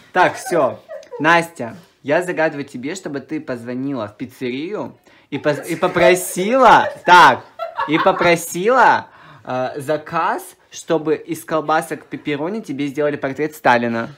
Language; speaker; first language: Russian; native; Russian